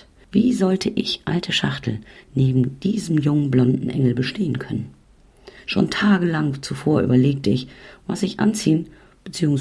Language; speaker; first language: German; native; German